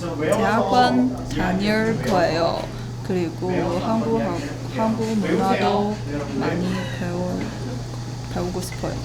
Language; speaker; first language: Korean; non-native, learner; Chinese